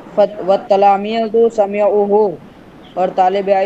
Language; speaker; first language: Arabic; non-native, learner; Urdu